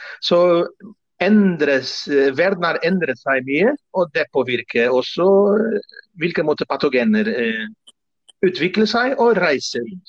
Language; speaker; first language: Norwegian; non-native, fluent; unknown